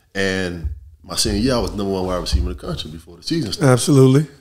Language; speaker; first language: English; native; English